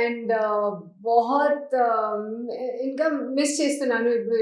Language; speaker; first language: Telugu; non-native, local second language; Hindi